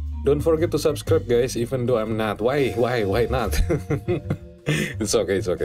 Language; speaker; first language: English; non-native, learner; Indonesian